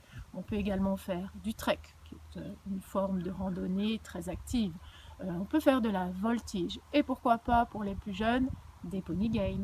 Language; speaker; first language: French; native; French